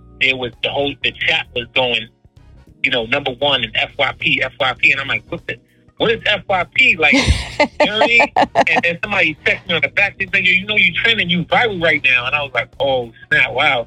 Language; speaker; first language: English; native; English